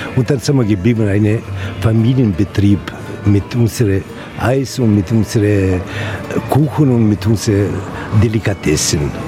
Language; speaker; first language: German; non-native, learner; Italian